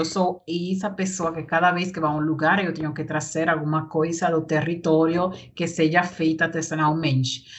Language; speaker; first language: Portuguese; non-native, learner; Spanish